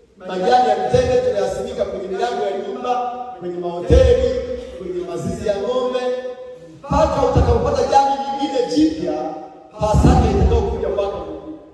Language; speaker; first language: Swahili; native; Swahili